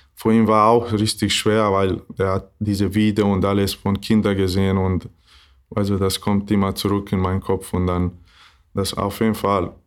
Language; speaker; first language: German; non-native, learner; Bosnian